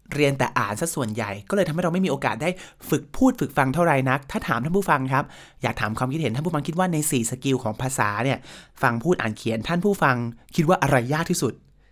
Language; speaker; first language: Thai; native; Thai